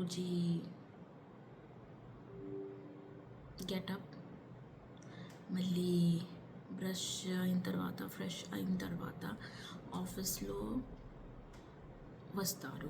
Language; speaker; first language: Telugu; non-native, learner; Marathi